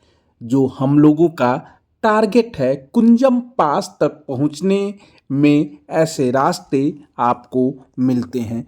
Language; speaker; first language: Hindi; native; Hindi